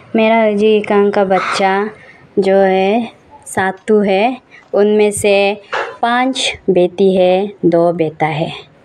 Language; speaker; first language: Hindi; non-native, local second language; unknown